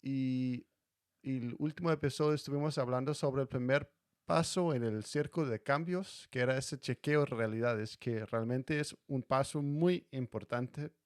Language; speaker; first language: Spanish; non-native, fluent; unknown